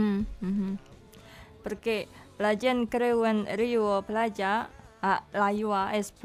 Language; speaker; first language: Catalan; non-native, learner; Indonesian